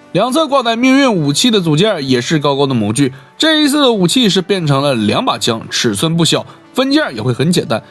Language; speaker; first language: Chinese; native; Chinese